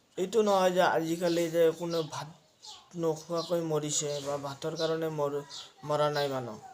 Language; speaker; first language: Assamese; native; Assamese